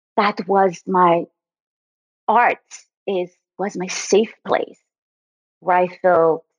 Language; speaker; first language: English; early bilingual, other home language; French